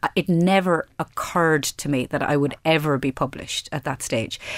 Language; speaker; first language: English; native; English